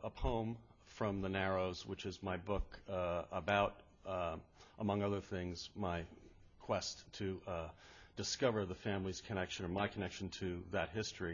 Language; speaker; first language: English; native; English